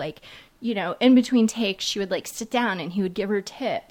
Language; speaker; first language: English; native; English